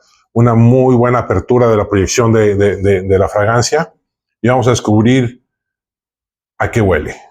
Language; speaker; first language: Spanish; native; Spanish